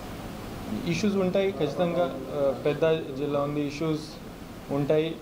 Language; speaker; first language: Telugu; non-native, fluent; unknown